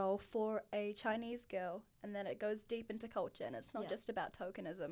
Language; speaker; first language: English; native; English